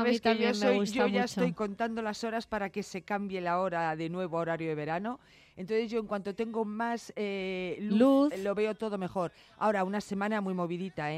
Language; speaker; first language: Spanish; native; Spanish